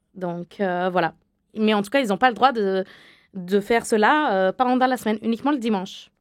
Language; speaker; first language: French; non-native, fluent; Arabic